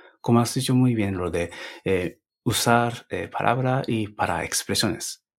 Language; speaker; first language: Spanish; non-native, fluent; Japanese